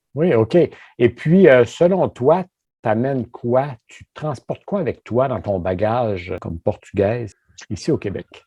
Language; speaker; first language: French; native; French